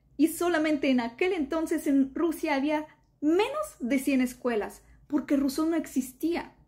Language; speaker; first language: Spanish; non-native, fluent; Ukrainian